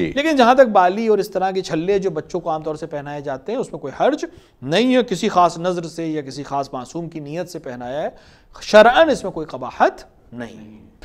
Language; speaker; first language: Urdu; native; Urdu